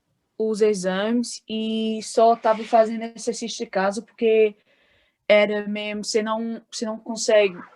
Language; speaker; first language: Portuguese; early bilingual, heritage; Portuguese